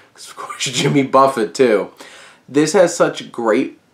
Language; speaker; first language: English; native; English